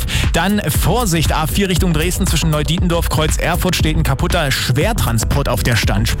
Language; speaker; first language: German; native; German